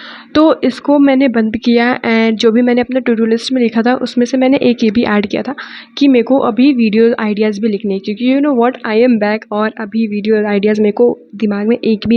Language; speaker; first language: Hindi; native; Hindi